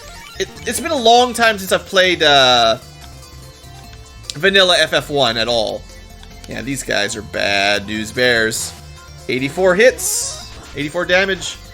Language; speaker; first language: English; native; English